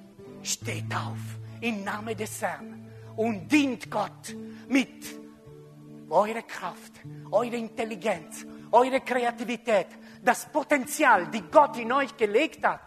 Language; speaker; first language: German; non-native, fluent; French